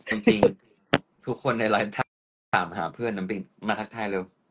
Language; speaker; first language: Thai; native; Thai